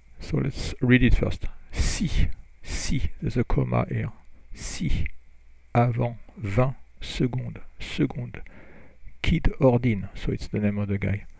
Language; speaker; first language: English; non-native, fluent; French